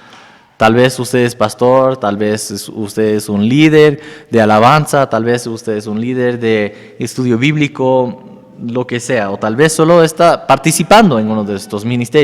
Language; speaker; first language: Spanish; non-native, fluent; English